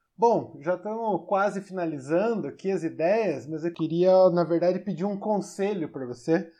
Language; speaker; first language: Portuguese; native; Portuguese